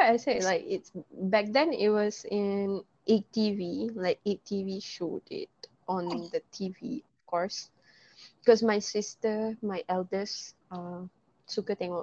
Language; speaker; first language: English; non-native, local second language; Malay